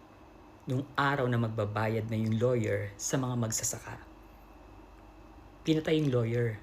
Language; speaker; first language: Filipino; native; Filipino